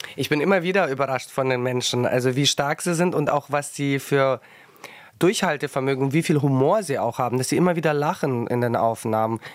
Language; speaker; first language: German; early bilingual, other home language; Russian